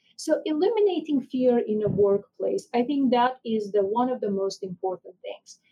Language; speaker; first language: English; non-native, fluent; Armenian